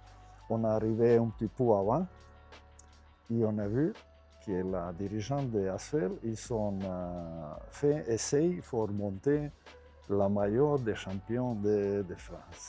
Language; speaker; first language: French; non-native, learner; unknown